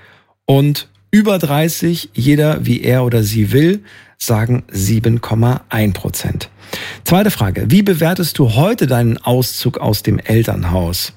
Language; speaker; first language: German; native; German